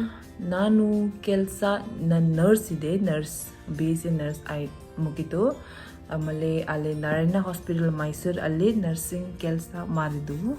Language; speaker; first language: Kannada; non-native, local second language; Tibetan